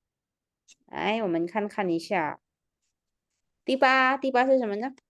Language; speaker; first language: Chinese; non-native, fluent; Indonesian